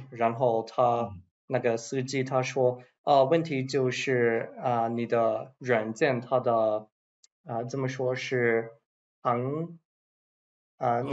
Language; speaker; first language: Chinese; non-native, learner; English